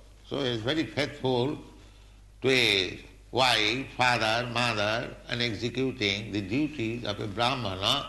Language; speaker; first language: English; non-native, local second language; Bangla